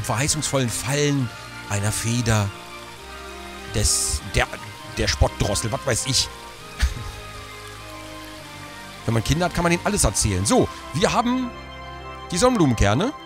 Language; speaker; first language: German; native; German